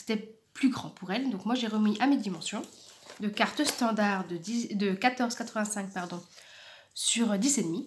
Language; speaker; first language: French; native; French